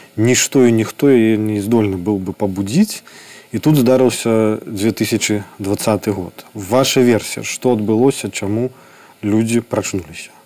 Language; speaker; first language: Belarusian; non-native, local second language; Russian